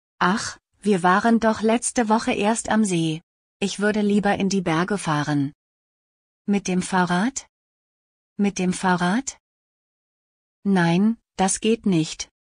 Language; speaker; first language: German; non-native, fluent; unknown